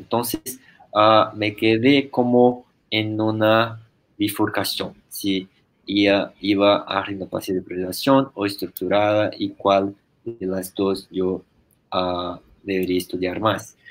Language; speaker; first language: Spanish; non-native, fluent; Portuguese